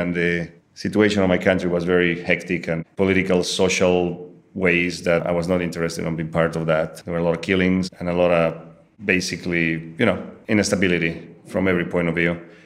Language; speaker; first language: English; non-native, fluent; Spanish